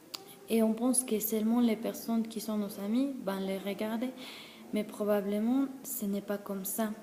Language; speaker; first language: French; non-native, learner; Spanish